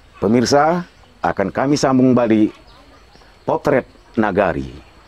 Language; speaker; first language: Indonesian; native; Indonesian